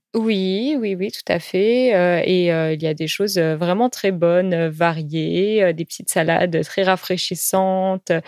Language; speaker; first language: French; native; French